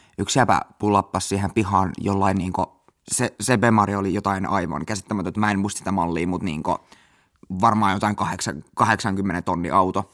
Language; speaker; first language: Finnish; native; Finnish